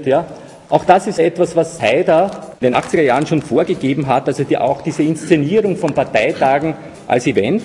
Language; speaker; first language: German; native; German